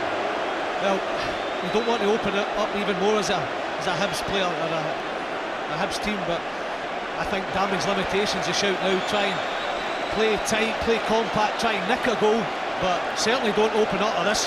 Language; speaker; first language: English; native; English